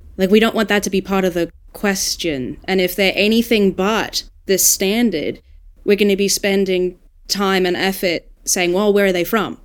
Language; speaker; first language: English; native; English